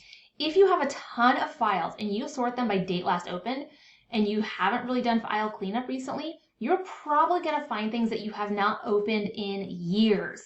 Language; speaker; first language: English; native; English